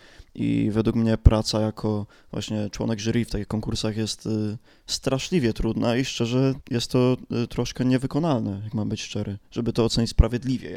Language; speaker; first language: Polish; native; Polish